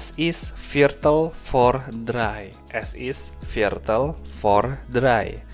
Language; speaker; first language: German; non-native, fluent; Indonesian